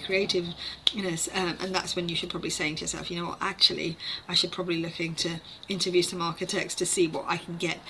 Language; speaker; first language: English; native; English